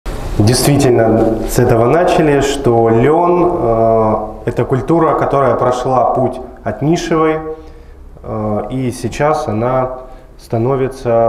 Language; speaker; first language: Russian; native; Russian